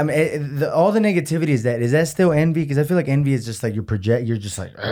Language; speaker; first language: English; early bilingual, other home language; Spanish